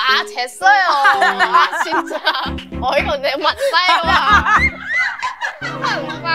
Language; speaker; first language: Korean; non-native, fluent; Thai